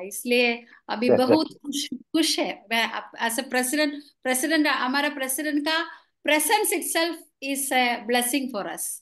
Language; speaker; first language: Hindi; non-native, local second language; Malayalam